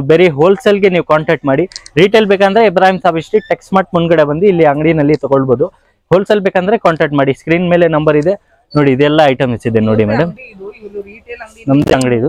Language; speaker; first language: Kannada; non-native, local second language; Urdu